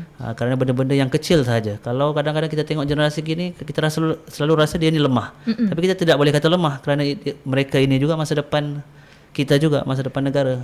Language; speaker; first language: Malay; native; Malay